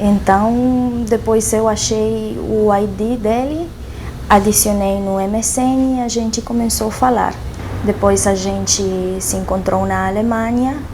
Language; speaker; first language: Portuguese; non-native, fluent; Romanian